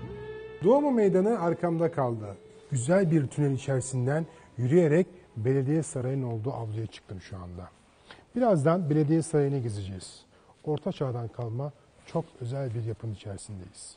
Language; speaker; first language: Turkish; native; Turkish